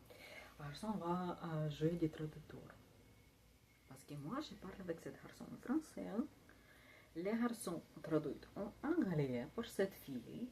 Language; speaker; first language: French; non-native, learner; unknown